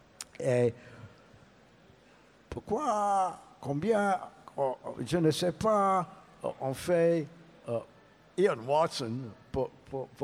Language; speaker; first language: French; non-native, learner; English